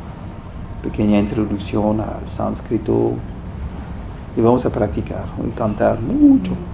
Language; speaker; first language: Spanish; non-native, fluent; French